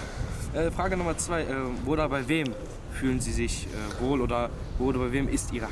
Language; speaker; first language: German; native; German